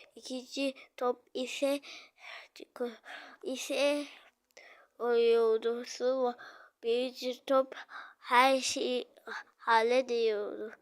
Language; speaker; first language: Turkish; early bilingual, other home language; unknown